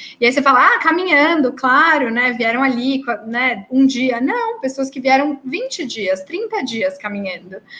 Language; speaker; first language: Portuguese; native; Portuguese